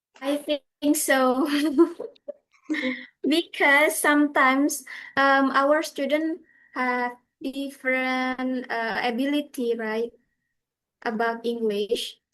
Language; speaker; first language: English; non-native, fluent; Indonesian